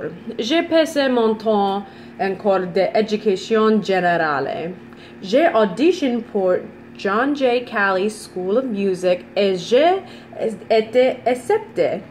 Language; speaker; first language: French; non-native, learner; English